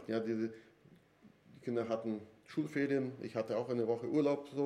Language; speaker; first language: German; non-native, fluent; Portuguese